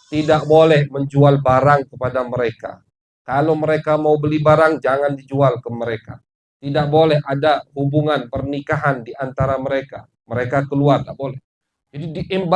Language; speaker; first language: Indonesian; native; Indonesian